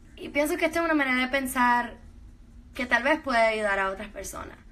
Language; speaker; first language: Spanish; early bilingual, heritage; Spanish